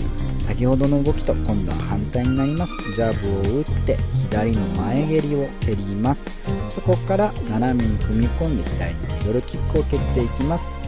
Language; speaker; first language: Japanese; native; Japanese